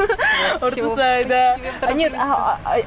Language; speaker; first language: Russian; native; Russian